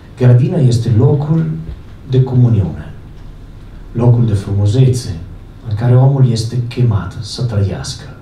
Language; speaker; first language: Romanian; non-native, fluent; Italian